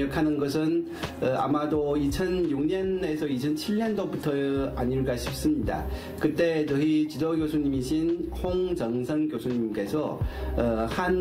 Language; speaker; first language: Korean; non-native, fluent; Chinese